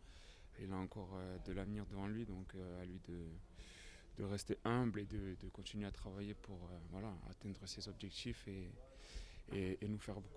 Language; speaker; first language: French; native; French